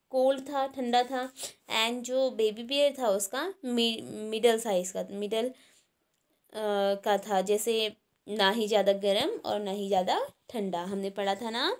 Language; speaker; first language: Hindi; native; Hindi